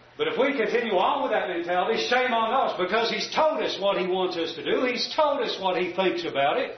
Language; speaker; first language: English; native; English